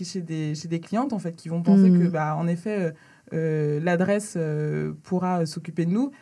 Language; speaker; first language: French; early bilingual, other home language; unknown